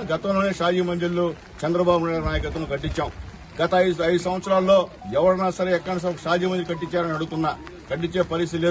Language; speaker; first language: Telugu; native; Telugu